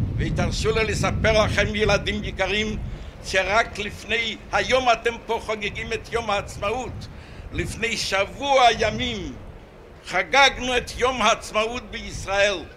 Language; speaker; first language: Hebrew; non-native, fluent; Yiddish